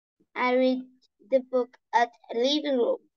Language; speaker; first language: English; non-native, learner; Vietnamese